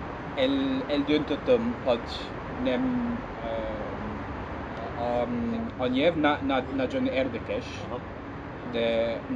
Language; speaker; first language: Hungarian; non-native, learner; English